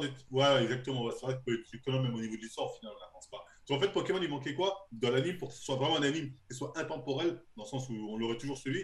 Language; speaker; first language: French; native; French